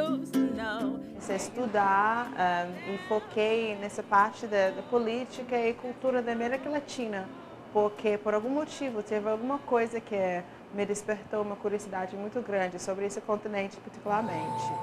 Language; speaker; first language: Portuguese; non-native, fluent; English